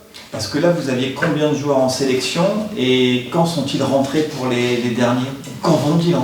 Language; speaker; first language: French; native; French